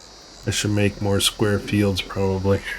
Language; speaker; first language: English; native; English